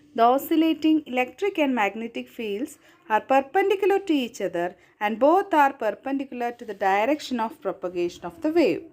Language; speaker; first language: English; non-native, local second language; Malayalam